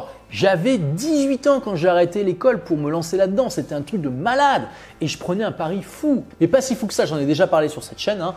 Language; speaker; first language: French; native; French